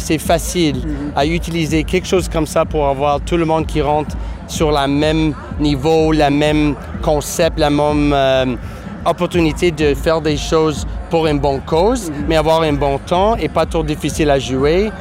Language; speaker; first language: French; non-native, fluent; English